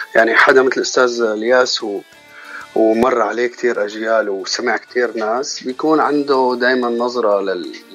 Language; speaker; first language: Arabic; native; Arabic